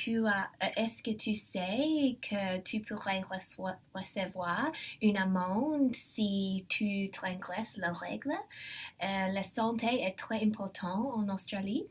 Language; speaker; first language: French; non-native, learner; English